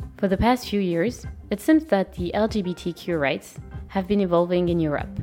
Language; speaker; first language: English; non-native, fluent; French